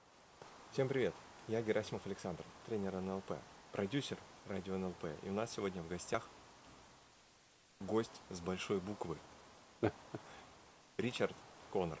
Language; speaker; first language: Russian; native; Russian